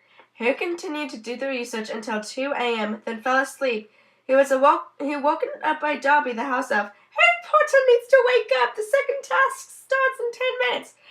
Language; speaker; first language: English; native; English